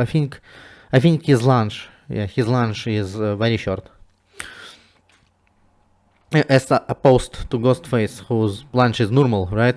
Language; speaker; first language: English; non-native, fluent; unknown